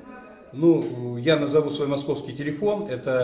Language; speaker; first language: Russian; native; Russian